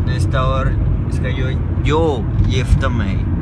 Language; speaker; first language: Swedish; non-native, fluent; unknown